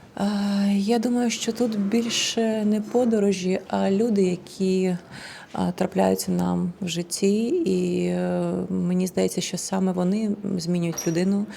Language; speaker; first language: Ukrainian; non-native, local second language; Russian